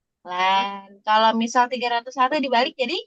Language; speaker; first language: Indonesian; native; Indonesian